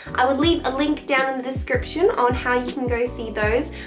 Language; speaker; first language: English; native; English